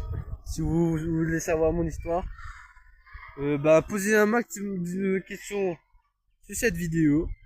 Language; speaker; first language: French; native; French